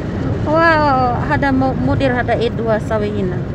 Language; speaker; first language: Arabic; non-native, learner; Filipino